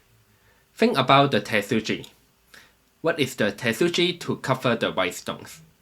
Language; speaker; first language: English; non-native, fluent; Chinese